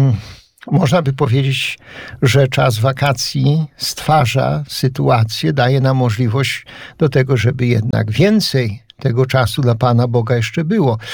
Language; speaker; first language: Polish; native; Polish